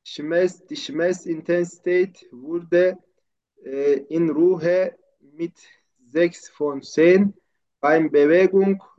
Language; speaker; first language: German; non-native, learner; Turkish